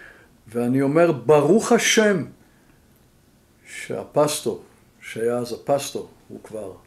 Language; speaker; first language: Hebrew; non-native, fluent; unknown